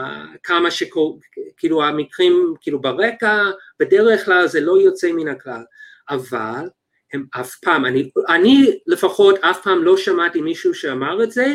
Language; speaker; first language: Hebrew; non-native, fluent; English